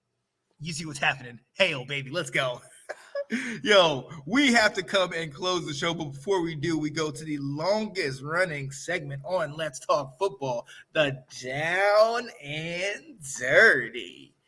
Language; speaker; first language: English; native; English